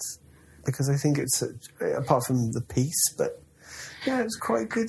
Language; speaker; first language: English; native; English